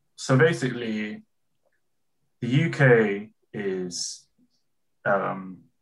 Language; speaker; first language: English; native; English